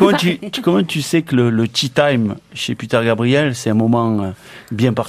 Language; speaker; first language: French; early bilingual, other home language; Arabic